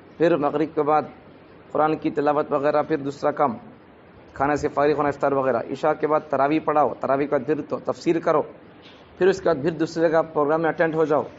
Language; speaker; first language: Urdu; native; Urdu